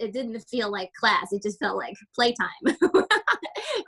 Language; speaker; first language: English; native; English